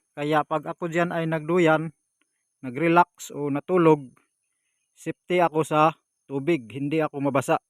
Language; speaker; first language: Filipino; non-native, local second language; Cebuano